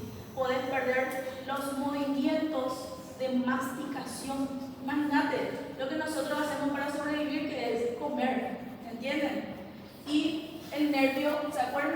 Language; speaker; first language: Spanish; native; Spanish